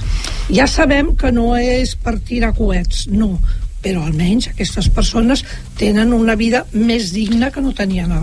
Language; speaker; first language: Catalan; native; Catalan